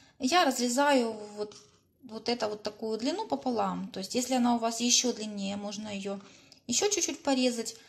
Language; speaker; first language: Russian; native; Russian